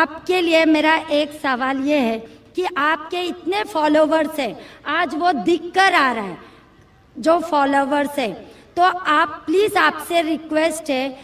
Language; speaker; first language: Hindi; non-native, local second language; Marathi